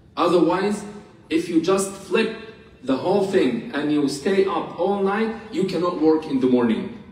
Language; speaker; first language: English; non-native, fluent; Arabic